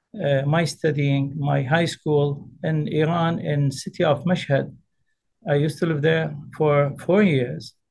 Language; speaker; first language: English; early bilingual, other home language; Arabic